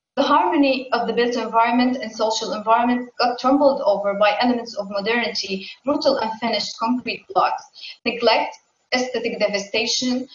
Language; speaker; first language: English; non-native, fluent; Arabic